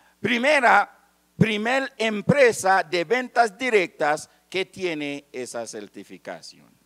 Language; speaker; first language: Spanish; non-native, fluent; Haitian Creole